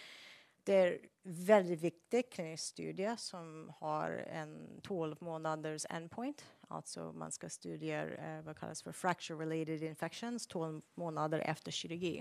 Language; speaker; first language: Swedish; non-native, fluent; English